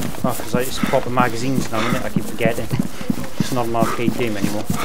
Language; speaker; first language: English; native; English